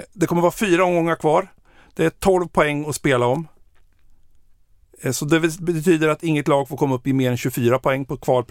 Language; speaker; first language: Swedish; native; Swedish